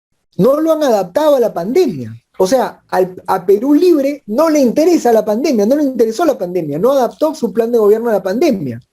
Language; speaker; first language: Spanish; native; Spanish